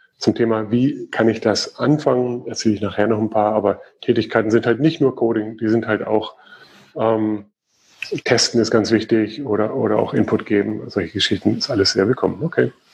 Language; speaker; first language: German; native; German